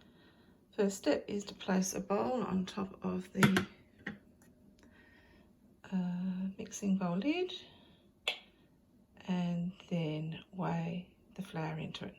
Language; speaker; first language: English; native; English